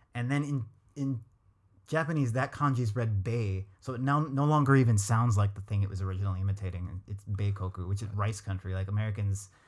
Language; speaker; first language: English; native; English